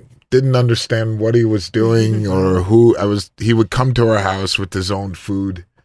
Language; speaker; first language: English; native; English